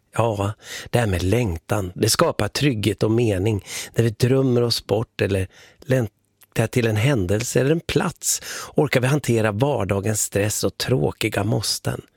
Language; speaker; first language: Swedish; native; Swedish